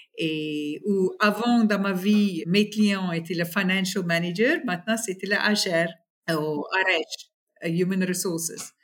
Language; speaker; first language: French; non-native, fluent; English